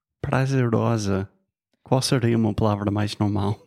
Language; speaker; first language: Portuguese; non-native, fluent; English